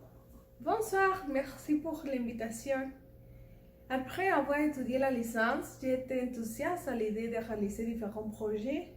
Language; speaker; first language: French; non-native, learner; Spanish